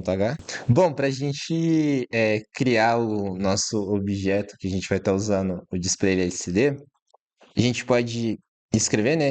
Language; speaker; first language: Portuguese; native; Portuguese